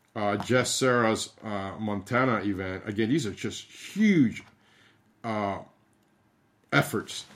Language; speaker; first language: English; early bilingual, other home language; Spanish